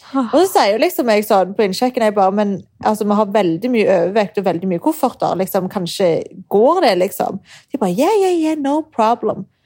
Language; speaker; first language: Norwegian; early bilingual, other home language; Arabic